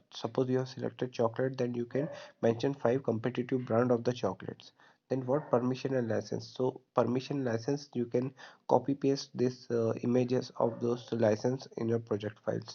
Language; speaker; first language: English; non-native, local second language; Hindi